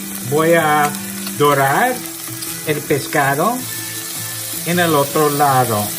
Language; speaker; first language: Spanish; non-native, learner; English